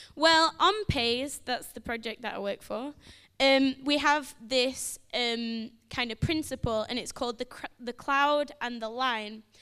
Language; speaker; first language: English; native; English